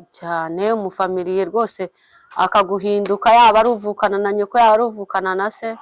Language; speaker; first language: Kinyarwanda; native; Kinyarwanda